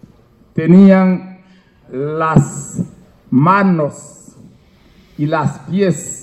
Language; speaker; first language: Spanish; non-native, fluent; Haitian Creole